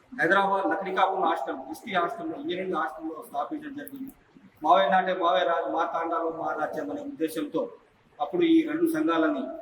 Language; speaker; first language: Telugu; non-native, local second language; Lambadi